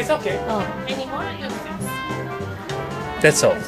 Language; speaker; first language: English; non-native, learner; Korean